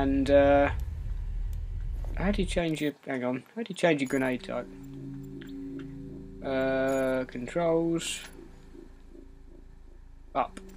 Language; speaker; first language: English; native; English